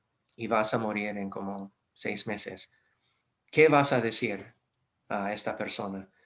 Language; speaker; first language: Spanish; non-native, fluent; English